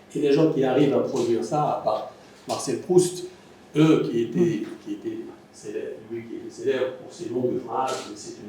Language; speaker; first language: French; non-native, local second language; Arabic